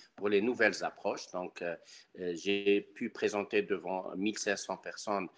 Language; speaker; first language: French; non-native, local second language; Arabic